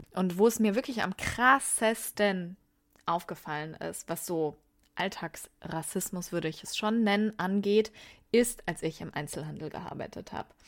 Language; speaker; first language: German; early bilingual, other home language; Persian